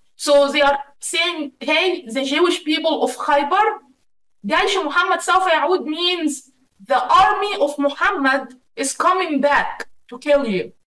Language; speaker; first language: English; non-native, fluent; Arabic